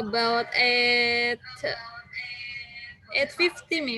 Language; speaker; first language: English; non-native, local second language; Indonesian